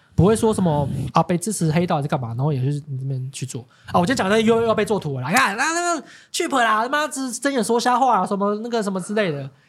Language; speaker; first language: Chinese; native; Chinese